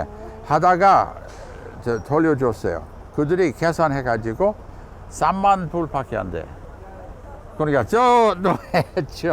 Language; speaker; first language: Korean; non-native, fluent; English